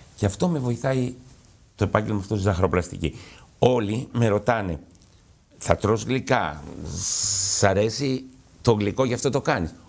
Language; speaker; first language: Greek; early bilingual, heritage; Greek